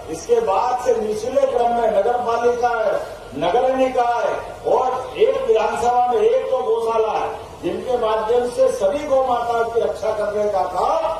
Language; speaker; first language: Hindi; native; Hindi